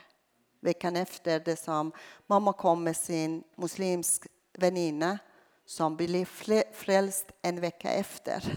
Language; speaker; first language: Swedish; non-native, fluent; Persian